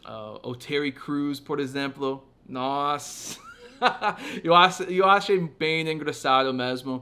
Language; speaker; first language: Portuguese; non-native, fluent; English